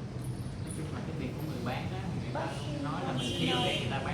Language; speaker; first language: Vietnamese; native; Vietnamese